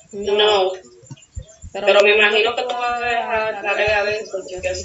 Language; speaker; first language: Spanish; native; Spanish